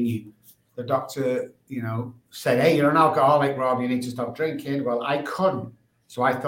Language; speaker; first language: English; native; English